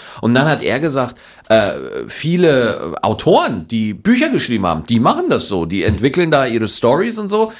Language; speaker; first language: German; native; German